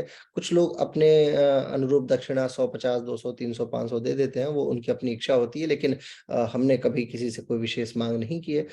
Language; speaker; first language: Hindi; native; Hindi